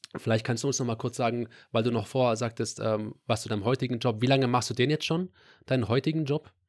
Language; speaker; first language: German; native; German